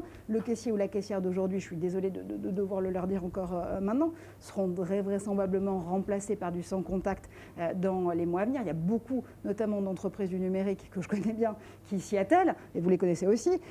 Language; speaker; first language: French; native; French